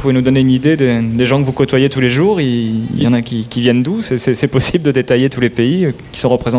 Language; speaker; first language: French; native; French